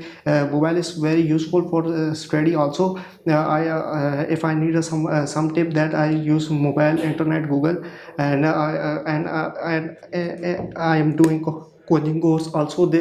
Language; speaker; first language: English; non-native, learner; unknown